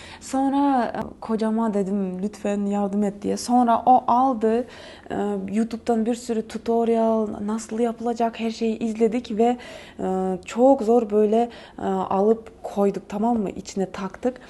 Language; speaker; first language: Turkish; non-native, fluent; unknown